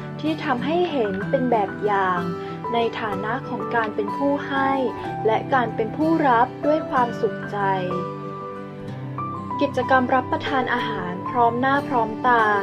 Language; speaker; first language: Thai; native; Thai